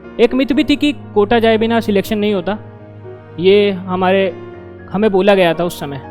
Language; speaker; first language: Hindi; native; Hindi